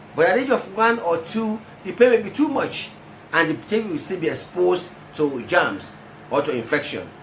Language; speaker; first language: English; non-native, local second language; Yoruba